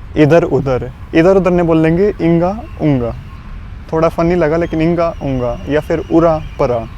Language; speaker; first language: Hindi; native; Hindi